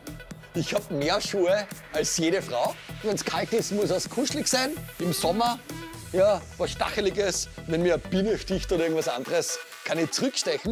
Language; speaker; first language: German; native; German